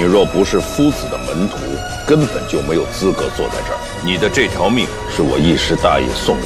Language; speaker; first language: Chinese; native; Chinese